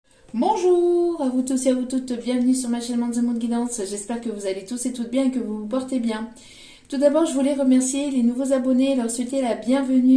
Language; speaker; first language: French; native; French